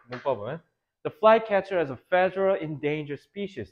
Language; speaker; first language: English; non-native, fluent; Korean